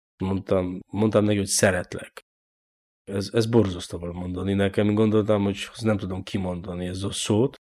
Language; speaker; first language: Hungarian; non-native, learner; Polish